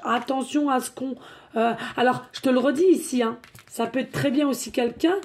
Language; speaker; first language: French; native; French